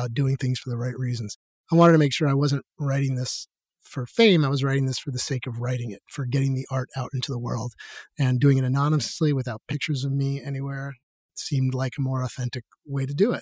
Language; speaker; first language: English; native; English